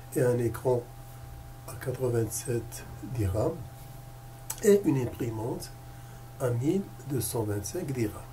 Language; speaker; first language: French; non-native, local second language; Arabic